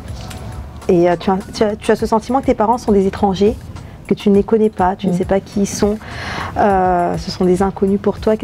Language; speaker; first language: French; native; French